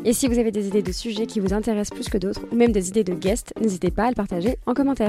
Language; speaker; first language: French; native; French